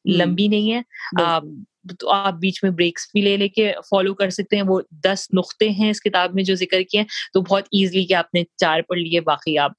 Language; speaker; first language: Urdu; native; Urdu